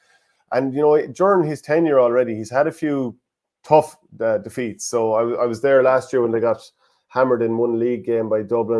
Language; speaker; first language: English; native; English